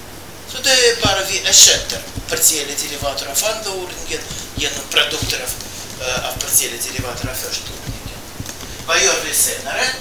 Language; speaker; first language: Swedish; non-native, fluent; Russian